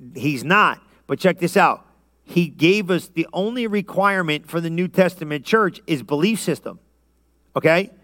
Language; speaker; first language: English; native; English